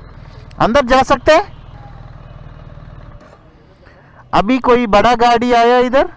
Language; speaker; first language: Hindi; non-native, local second language; Telugu